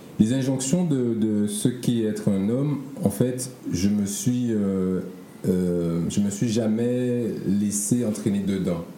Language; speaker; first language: French; native; French